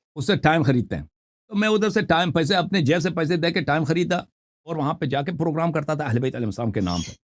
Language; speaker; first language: Urdu; non-native, fluent; Persian